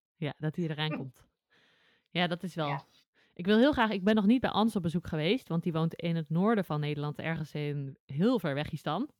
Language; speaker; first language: Dutch; native; Dutch